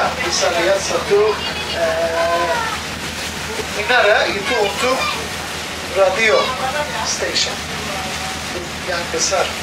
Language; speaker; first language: Indonesian; non-native, learner; Turkish